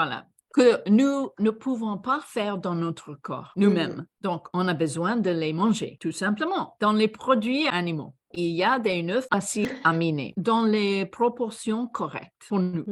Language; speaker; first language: French; non-native, fluent; English